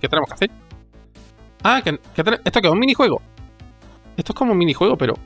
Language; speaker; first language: Spanish; native; Spanish